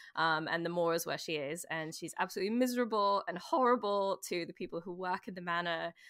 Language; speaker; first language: English; native; English